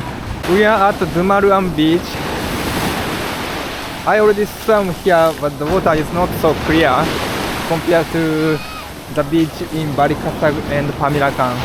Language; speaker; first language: English; non-native, fluent; Japanese